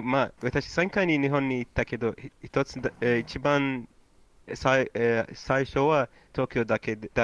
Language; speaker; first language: Japanese; non-native, learner; Arabic